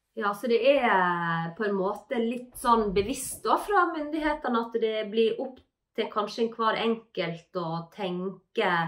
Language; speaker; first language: Norwegian; native; Norwegian